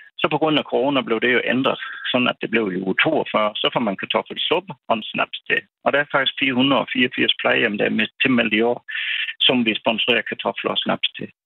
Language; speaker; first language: Danish; native; Danish